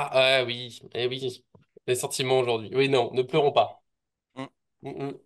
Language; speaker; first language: French; native; French